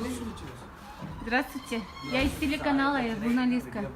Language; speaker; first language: Russian; non-native, local second language; Kyrgyz